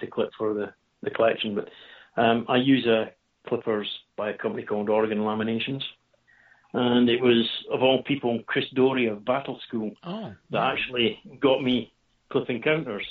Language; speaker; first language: English; native; English